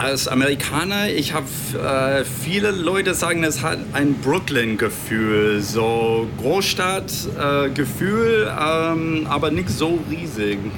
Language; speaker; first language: German; non-native, learner; English